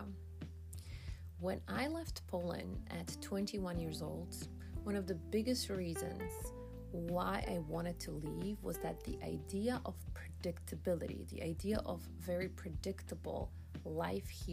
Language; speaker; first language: English; non-native, fluent; Polish